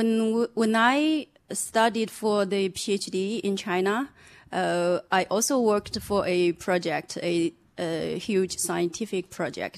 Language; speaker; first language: English; non-native, fluent; Chinese